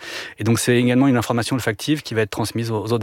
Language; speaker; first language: French; native; French